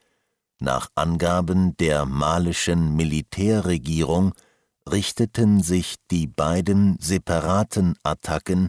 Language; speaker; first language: German; native; German